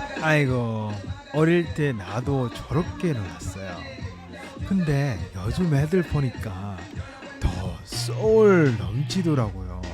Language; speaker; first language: Korean; non-native, fluent; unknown